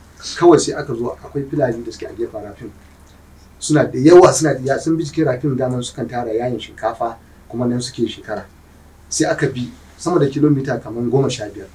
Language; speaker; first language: Hausa; non-native, local second language; Fula